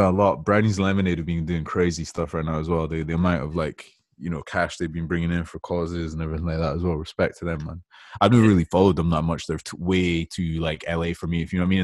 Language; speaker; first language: English; native; English